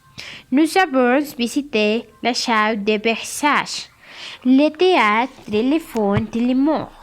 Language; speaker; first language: French; non-native, learner; Spanish